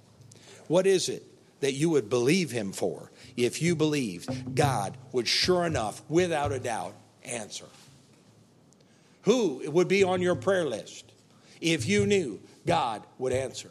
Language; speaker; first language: English; native; English